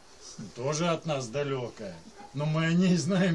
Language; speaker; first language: Russian; native; Russian